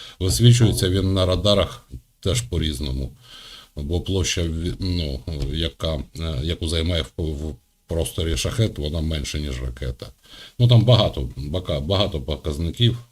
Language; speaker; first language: Ukrainian; non-native, local second language; Russian